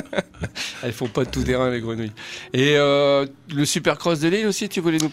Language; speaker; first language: French; native; French